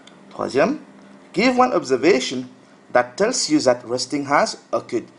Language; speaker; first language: English; non-native, local second language; Morisyen